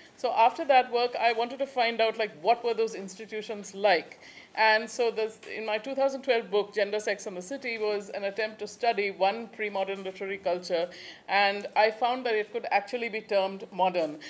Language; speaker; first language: English; native; English